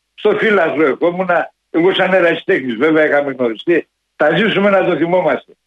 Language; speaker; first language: Greek; native; Greek